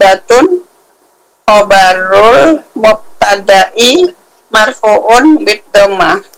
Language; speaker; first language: Arabic; non-native, learner; Indonesian